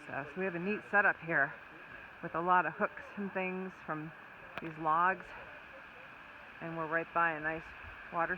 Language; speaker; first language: English; non-native, fluent; German